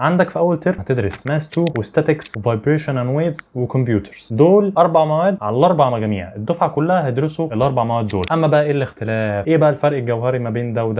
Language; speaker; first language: Arabic; native; Arabic